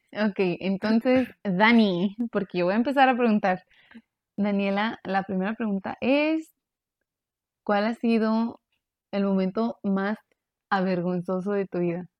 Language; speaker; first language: Spanish; early bilingual, heritage; Spanish